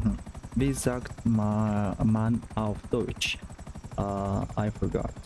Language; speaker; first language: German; non-native, learner; Russian